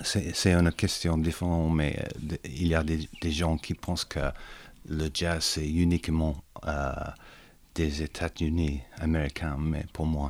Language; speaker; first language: French; non-native, learner; English